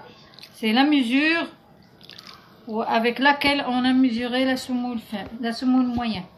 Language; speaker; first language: French; non-native, local second language; Arabic